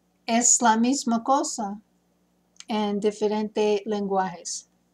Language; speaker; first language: Spanish; non-native, fluent; English